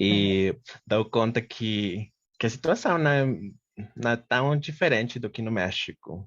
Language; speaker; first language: Portuguese; non-native, fluent; Spanish